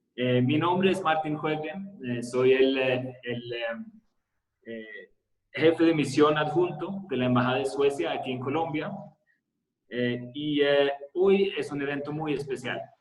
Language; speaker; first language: Spanish; non-native, fluent; Swedish